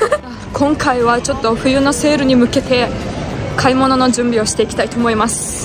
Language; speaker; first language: Japanese; non-native, fluent; Mongolian